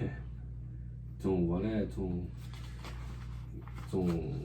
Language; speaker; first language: Korean; non-native, learner; Chinese